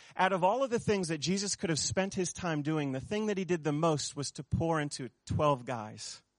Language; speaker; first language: English; native; English